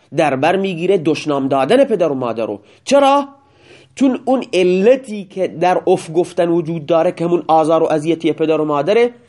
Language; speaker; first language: Persian; non-native, local second language; Baluchi